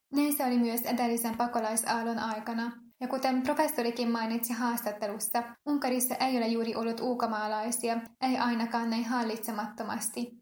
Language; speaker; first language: Finnish; non-native, fluent; Hungarian